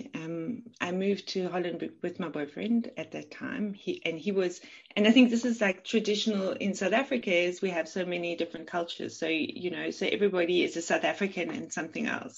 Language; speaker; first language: English; native; English